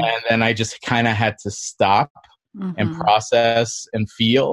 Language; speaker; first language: English; native; English